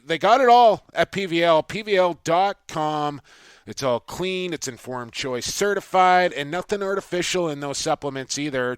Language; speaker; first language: English; native; English